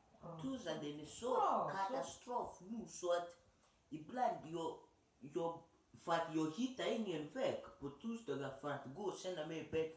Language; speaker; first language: Swedish; early bilingual, other home language; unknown